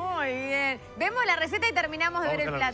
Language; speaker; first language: Spanish; native; Spanish